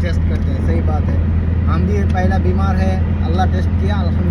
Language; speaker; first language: Hindi; non-native, learner; Bangla